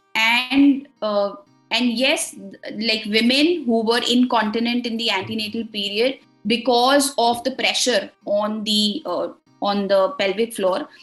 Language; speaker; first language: English; non-native, local second language; Hindi